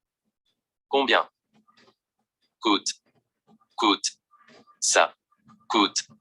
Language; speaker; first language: French; non-native, learner; Vietnamese